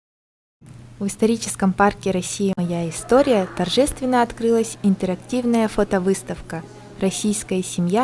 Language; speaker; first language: Russian; native; Russian